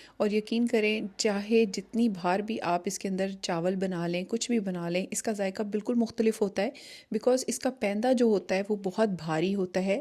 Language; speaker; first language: Urdu; native; Urdu